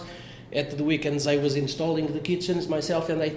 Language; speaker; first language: English; non-native, fluent; Portuguese